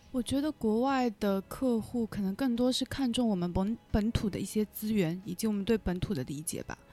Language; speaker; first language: Chinese; native; Chinese